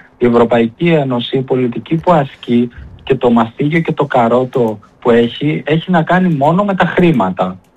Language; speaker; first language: Greek; native; Greek